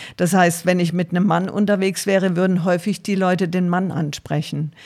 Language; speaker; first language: German; native; German